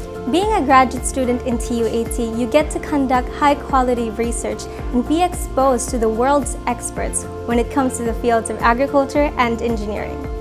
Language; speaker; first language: English; non-native, local second language; Cebuano